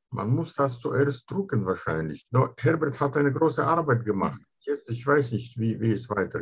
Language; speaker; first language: German; non-native, fluent; Russian